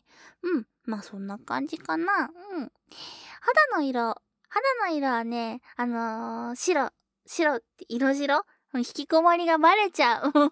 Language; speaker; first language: Japanese; native; Japanese